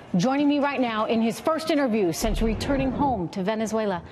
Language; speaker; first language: English; native; English